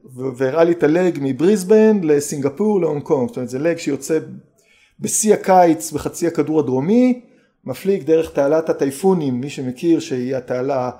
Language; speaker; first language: Hebrew; native; Hebrew